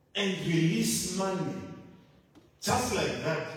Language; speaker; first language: English; non-native, local second language; Shona